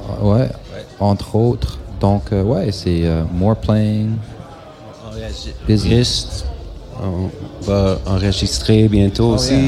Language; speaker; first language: French; non-native, local second language; English